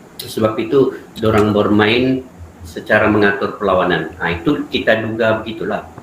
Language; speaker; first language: Malay; native; Malay